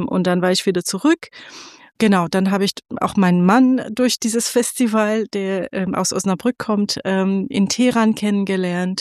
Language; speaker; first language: German; non-native, fluent; Persian